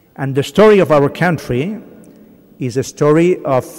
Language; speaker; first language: English; non-native, fluent; Catalan